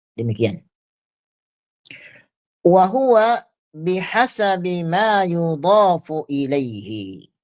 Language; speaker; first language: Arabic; non-native, fluent; Indonesian